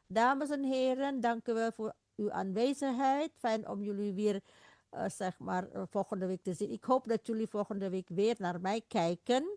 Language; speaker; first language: Dutch; non-native, fluent; Indonesian